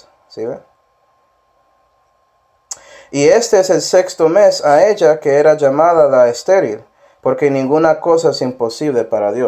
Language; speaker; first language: Spanish; non-native, fluent; English